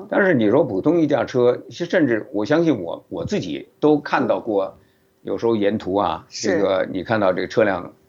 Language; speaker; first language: Chinese; native; Chinese